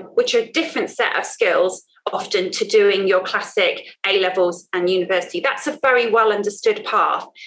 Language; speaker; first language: English; native; English